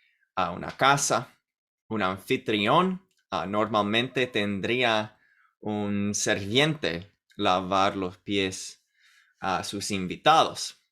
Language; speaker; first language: Spanish; non-native, fluent; English